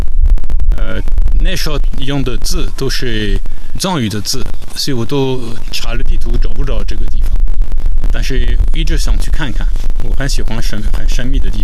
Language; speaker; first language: Chinese; non-native, fluent; French